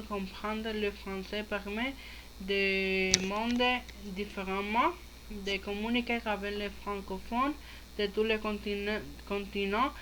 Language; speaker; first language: French; non-native, learner; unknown